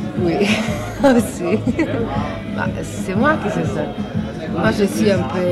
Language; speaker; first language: French; non-native, learner; Italian